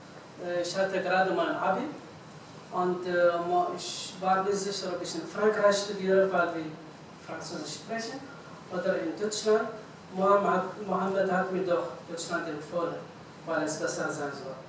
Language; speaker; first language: German; non-native, fluent; Arabic